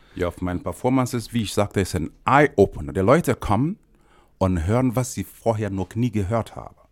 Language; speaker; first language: German; non-native, fluent; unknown